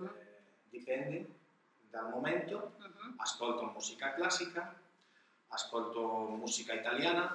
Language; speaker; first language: Italian; non-native, learner; Spanish